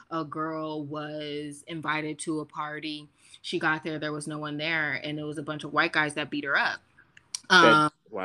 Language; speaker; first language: English; native; English